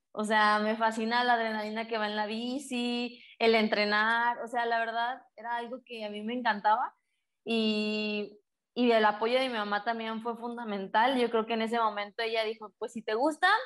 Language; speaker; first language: Spanish; native; Spanish